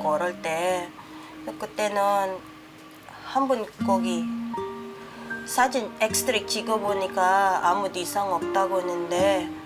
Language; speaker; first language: Korean; non-native, learner; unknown